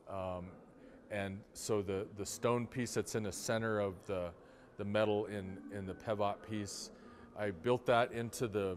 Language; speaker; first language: English; native; English